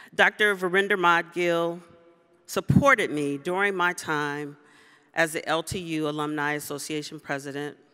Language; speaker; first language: English; native; English